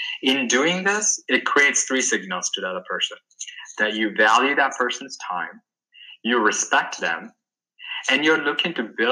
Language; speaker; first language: English; non-native, local second language; Sinhala